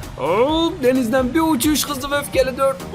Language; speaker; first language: Turkish; native; Turkish